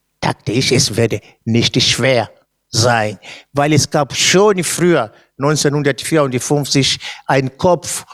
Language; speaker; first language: German; non-native, fluent; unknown